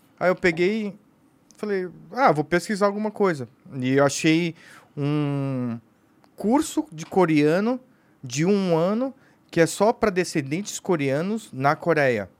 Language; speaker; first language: Portuguese; native; Portuguese